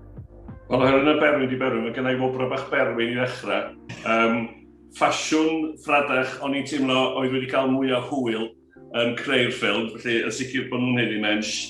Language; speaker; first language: Welsh; native; Welsh